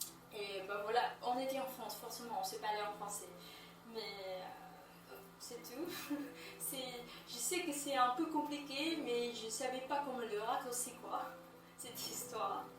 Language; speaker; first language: French; non-native, fluent; English